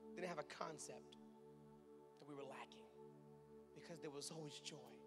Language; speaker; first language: English; native; English